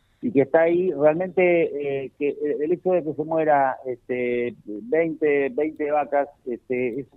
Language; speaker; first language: Spanish; native; Spanish